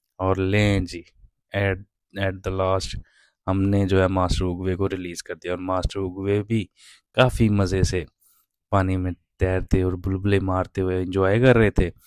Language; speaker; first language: Urdu; non-native, local second language; Punjabi